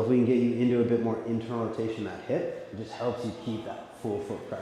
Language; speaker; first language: English; native; English